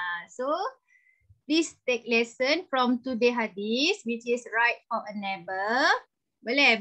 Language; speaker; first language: English; non-native, local second language; Malay